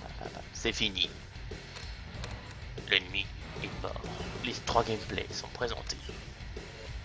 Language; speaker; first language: French; native; French